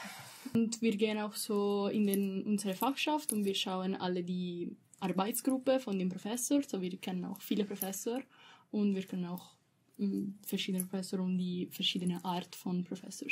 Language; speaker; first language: German; non-native, learner; Italian